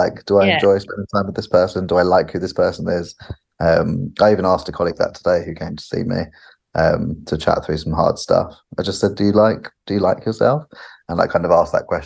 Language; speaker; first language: English; native; English